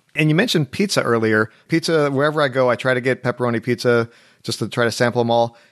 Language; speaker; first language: English; native; English